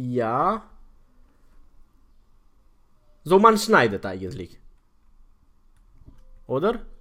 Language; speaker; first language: German; non-native, fluent; Romanian